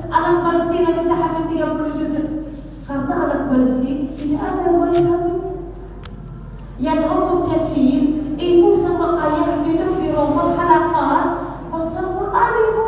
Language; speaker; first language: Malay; non-native, learner; Arabic